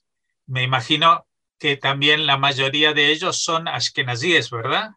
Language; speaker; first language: Spanish; native; Spanish